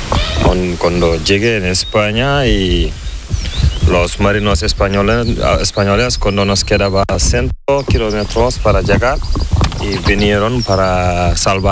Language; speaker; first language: Spanish; non-native, learner; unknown